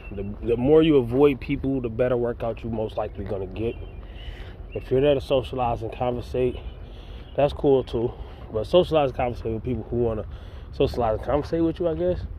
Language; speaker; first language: English; native; English